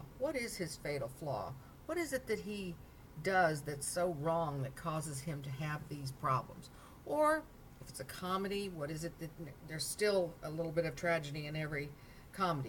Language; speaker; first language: English; native; English